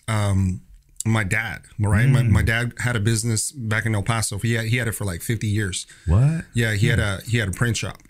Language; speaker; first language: English; native; English